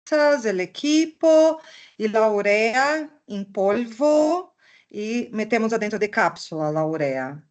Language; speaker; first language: Spanish; non-native, learner; Portuguese